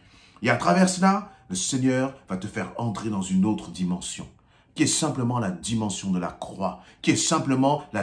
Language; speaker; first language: French; native; French